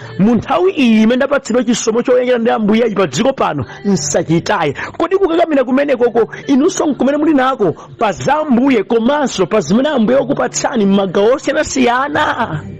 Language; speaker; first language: Nyanja; native; Nyanja